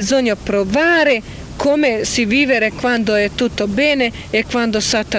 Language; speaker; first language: Italian; non-native, learner; Croatian